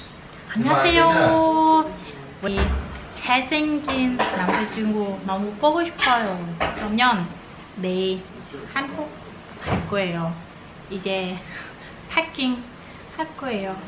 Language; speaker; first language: Korean; non-native, learner; Vietnamese